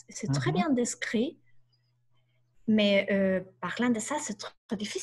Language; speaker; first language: French; non-native, learner; Spanish